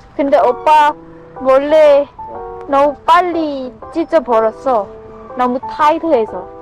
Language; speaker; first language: Korean; non-native, learner; Khmer